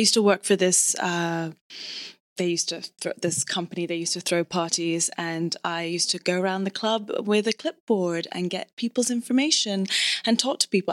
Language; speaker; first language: English; native; English